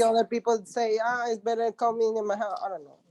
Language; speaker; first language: English; non-native, learner; Spanish